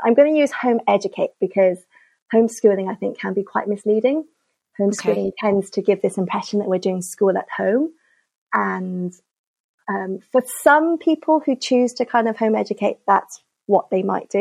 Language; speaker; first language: English; native; English